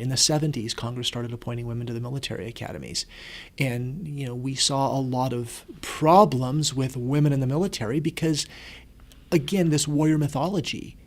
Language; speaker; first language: English; native; English